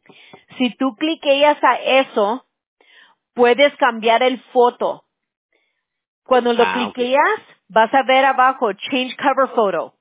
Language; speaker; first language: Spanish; early bilingual, heritage; Spanish